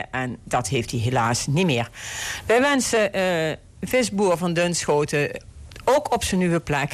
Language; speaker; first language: Dutch; native; Dutch